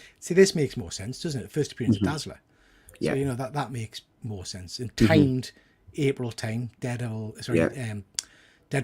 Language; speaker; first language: English; native; English